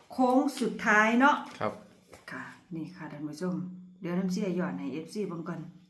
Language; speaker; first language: Thai; native; Thai